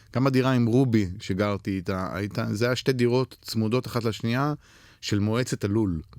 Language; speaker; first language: Hebrew; early bilingual, other home language; Spanish